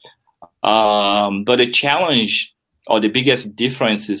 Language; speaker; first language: English; non-native, fluent; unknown